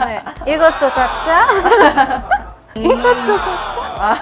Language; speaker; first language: Korean; non-native, learner; Arabic